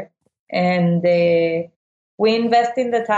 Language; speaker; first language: English; non-native, fluent; Spanish